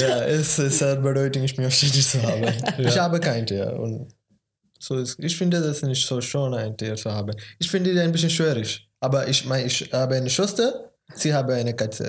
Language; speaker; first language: German; non-native, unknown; Malayalam